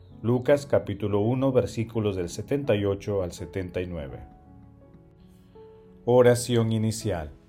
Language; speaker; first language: Spanish; native; Spanish